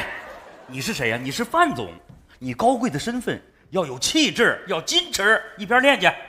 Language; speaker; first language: Chinese; native; Chinese